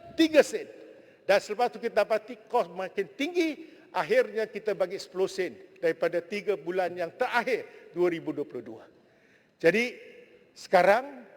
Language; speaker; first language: Malay; non-native, local second language; Chinese